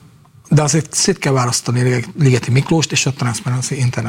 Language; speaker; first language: Hungarian; native; Hungarian